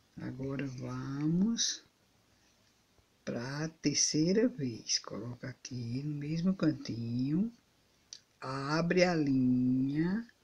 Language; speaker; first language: Portuguese; native; Portuguese